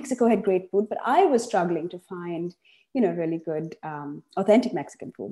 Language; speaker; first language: English; non-native, local second language; Tamil